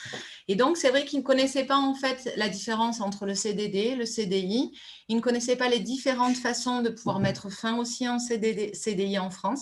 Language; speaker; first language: French; native; French